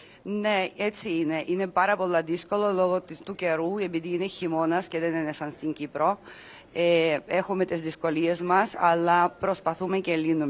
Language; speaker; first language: Greek; non-native, fluent; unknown